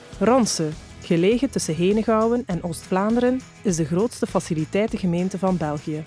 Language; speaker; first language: Dutch; native; Dutch